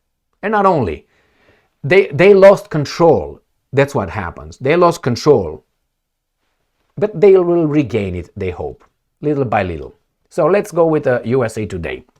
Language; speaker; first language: English; non-native, fluent; Romanian